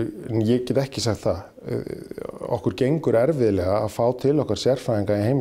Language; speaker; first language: Icelandic; native; Icelandic